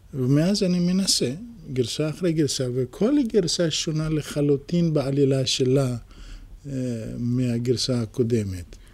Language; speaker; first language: Hebrew; native; Hebrew